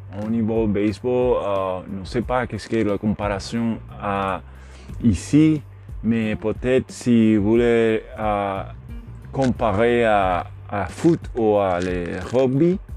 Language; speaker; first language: French; non-native, learner; Spanish